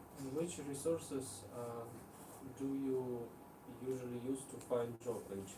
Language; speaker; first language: English; non-native, learner; Russian